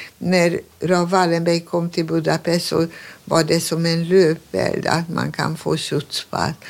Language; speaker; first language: Swedish; non-native, fluent; Hungarian